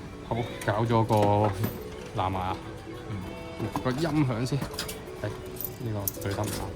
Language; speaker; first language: Chinese; native; Chinese